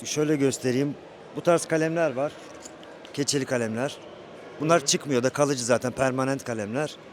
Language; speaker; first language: Turkish; early bilingual, heritage; Turkish